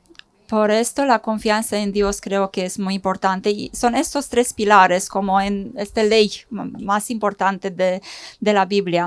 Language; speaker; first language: Spanish; non-native, fluent; Romanian